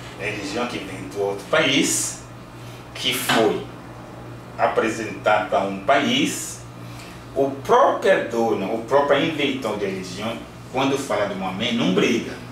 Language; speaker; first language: Portuguese; non-native, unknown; Yoruba